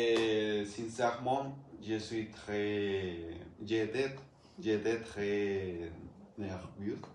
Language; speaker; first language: French; non-native, learner; Spanish